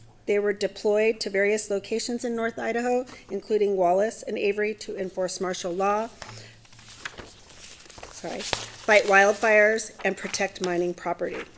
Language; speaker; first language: English; native; English